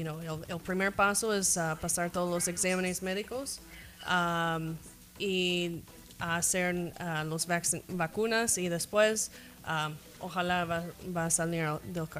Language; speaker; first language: Spanish; non-native, fluent; English